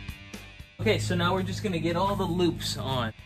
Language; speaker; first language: English; native; English